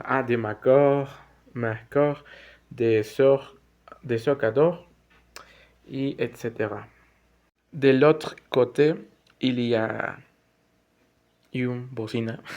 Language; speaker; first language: French; non-native, learner; Spanish